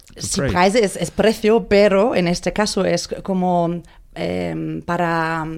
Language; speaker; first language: Spanish; non-native, fluent; German